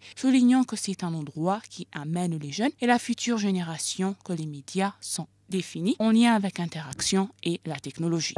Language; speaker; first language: French; non-native, fluent; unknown